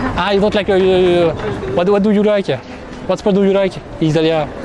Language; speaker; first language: English; non-native, learner; French